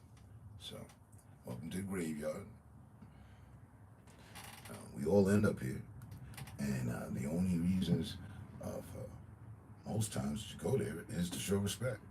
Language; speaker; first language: English; native; English